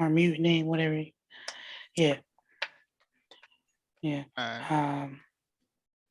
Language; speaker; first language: English; native; English